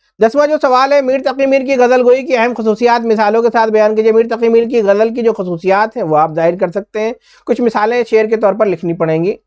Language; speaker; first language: Urdu; native; Urdu